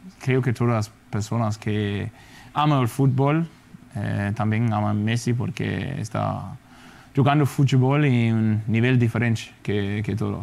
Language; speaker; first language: Spanish; non-native, fluent; Danish